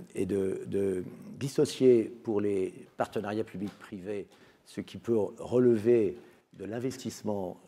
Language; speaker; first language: French; native; French